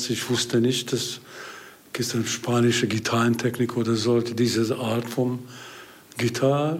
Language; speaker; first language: German; non-native, learner; Hungarian